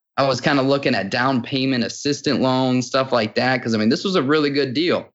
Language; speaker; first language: English; native; English